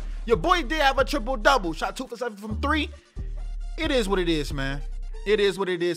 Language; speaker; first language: English; native; English